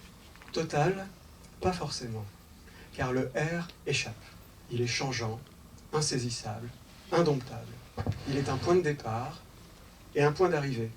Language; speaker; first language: French; native; French